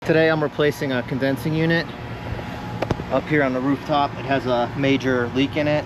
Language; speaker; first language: English; native; English